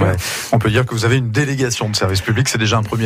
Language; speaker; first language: French; native; French